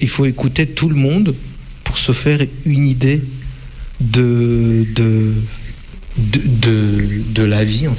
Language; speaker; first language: French; non-native, fluent; Russian